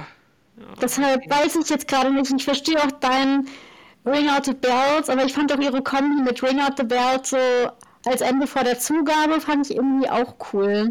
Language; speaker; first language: German; native; German